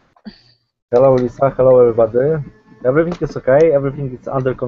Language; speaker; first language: English; non-native, learner; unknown